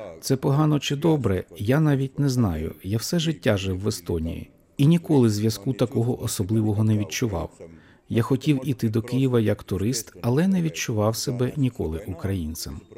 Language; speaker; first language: Ukrainian; non-native, fluent; Estonian